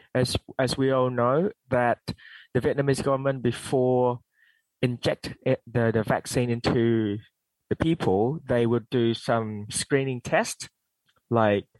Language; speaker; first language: English; non-native, fluent; Vietnamese